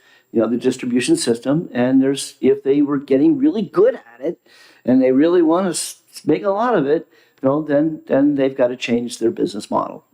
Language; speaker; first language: English; native; English